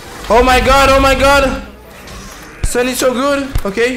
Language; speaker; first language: English; non-native, learner; Portuguese